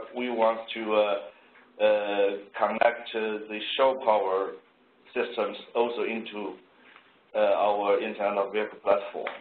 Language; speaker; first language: English; non-native, fluent; Chinese